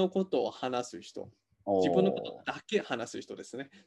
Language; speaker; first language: Japanese; non-native, fluent; English